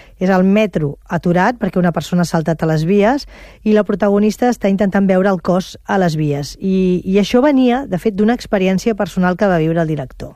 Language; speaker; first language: Catalan; native; Catalan